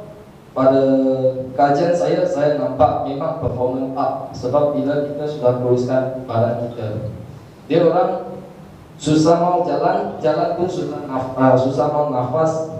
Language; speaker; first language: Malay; non-native, local second language; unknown